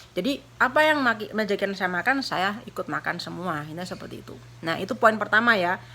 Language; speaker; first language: Indonesian; non-native, local second language; Javanese